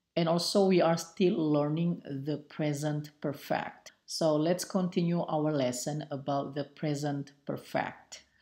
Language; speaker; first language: English; non-native, fluent; Indonesian